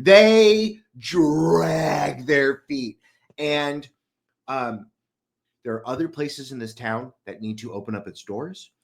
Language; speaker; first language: English; native; English